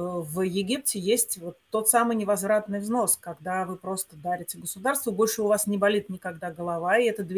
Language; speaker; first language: Russian; native; Russian